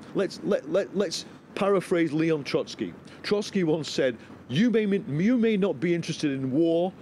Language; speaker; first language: English; native; English